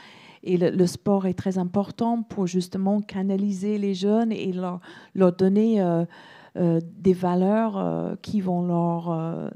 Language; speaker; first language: French; non-native, fluent; English